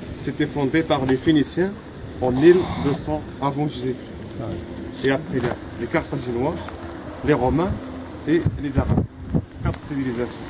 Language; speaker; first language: French; non-native, local second language; Arabic